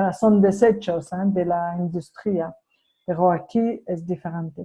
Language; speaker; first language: Spanish; non-native, fluent; French